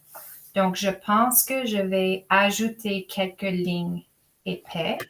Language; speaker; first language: French; non-native, fluent; English